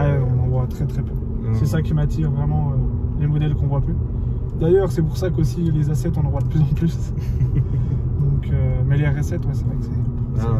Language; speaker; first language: French; native; French